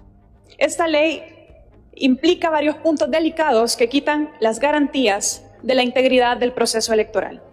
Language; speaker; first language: Spanish; native; Spanish